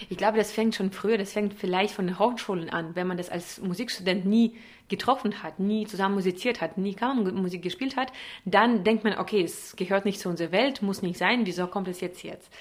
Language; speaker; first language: German; non-native, fluent; Russian